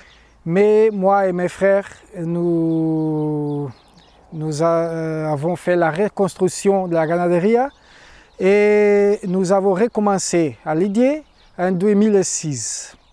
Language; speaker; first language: French; non-native, fluent; Portuguese